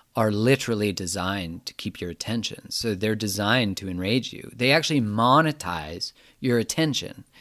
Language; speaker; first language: English; native; English